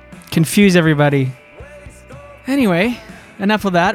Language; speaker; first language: English; early bilingual, other home language; French